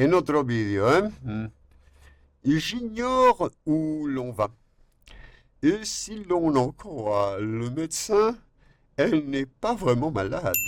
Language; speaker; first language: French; non-native, fluent; Spanish